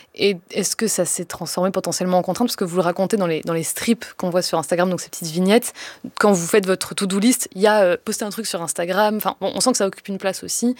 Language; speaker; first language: French; native; French